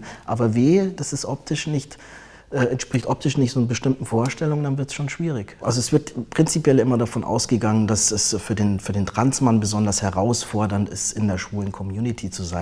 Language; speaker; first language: German; native; German